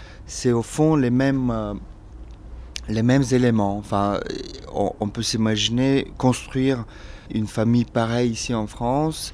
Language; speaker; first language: French; non-native, fluent; Bulgarian